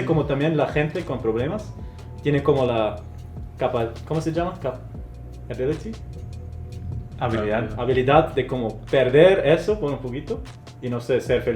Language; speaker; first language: Spanish; non-native, fluent; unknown